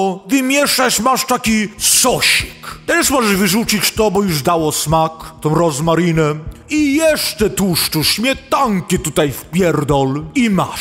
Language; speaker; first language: Polish; early bilingual, heritage; Polish